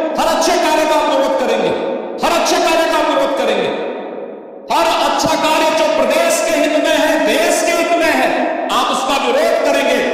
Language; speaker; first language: Hindi; native; Hindi